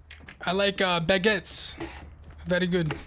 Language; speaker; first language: English; native; English